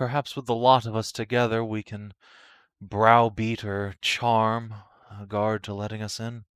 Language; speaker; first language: English; native; English